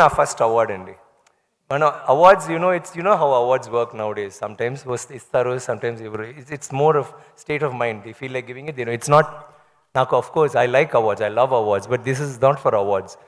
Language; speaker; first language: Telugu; non-native, learner; Tamil